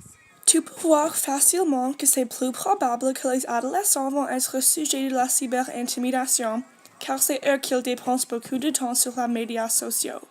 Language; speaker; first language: French; non-native, learner; English